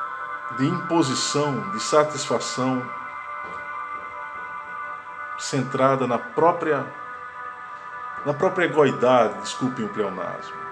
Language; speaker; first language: Portuguese; native; Portuguese